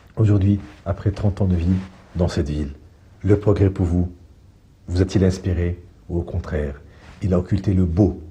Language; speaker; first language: French; non-native, local second language; Arabic